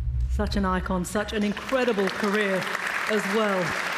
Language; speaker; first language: English; native; English